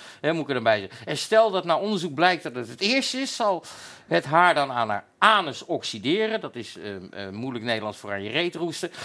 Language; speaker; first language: Dutch; native; Dutch